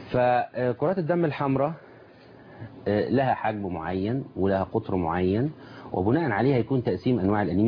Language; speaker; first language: Arabic; native; Arabic